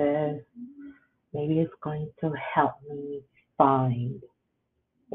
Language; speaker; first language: English; non-native, fluent; Spanish